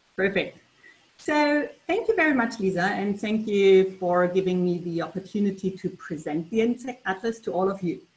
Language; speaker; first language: English; non-native, fluent; German